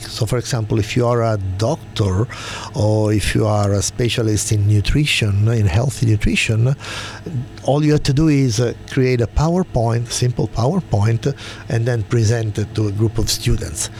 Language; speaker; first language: English; non-native, fluent; Italian